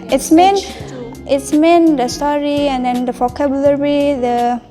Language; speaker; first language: English; non-native, learner; Indonesian